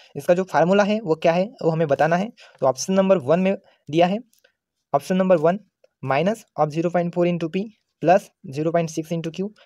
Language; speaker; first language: Hindi; non-native, local second language; Marathi